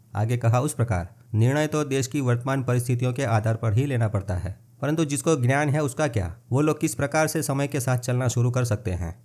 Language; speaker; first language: Hindi; non-native, local second language; Gujarati